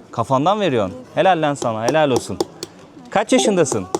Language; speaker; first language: Turkish; native; Turkish